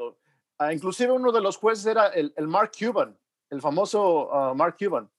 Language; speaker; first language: Spanish; early bilingual, heritage; Spanish